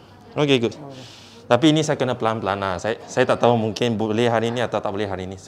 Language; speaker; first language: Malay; non-native, local second language; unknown